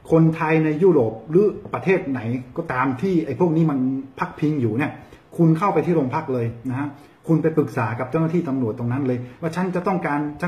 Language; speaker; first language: Thai; early bilingual, heritage; Thai